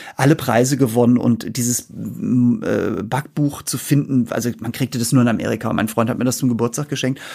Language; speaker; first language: German; native; German